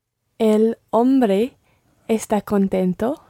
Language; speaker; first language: Spanish; non-native, learner; English